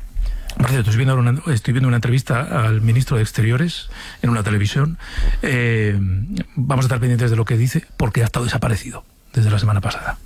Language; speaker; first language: Spanish; native; Spanish